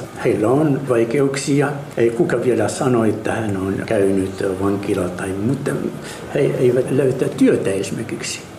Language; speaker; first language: Finnish; non-native, fluent; Arabic